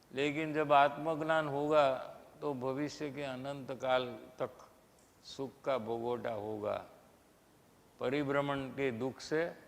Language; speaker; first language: Hindi; non-native, local second language; Gujarati